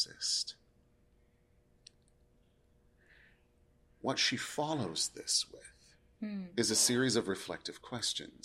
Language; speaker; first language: English; native; English